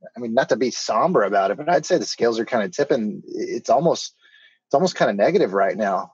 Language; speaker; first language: English; native; English